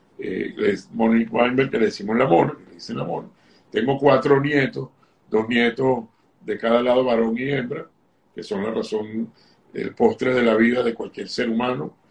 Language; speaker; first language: Spanish; native; Spanish